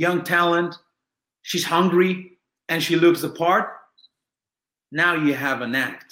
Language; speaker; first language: English; non-native, fluent; Spanish